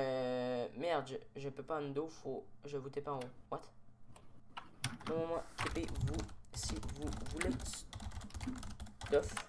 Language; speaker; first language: French; native; French